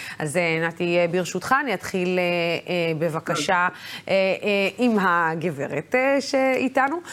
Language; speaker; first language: Hebrew; non-native, local second language; Arabic